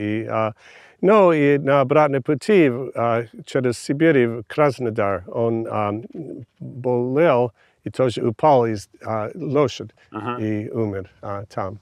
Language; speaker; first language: Russian; non-native, fluent; English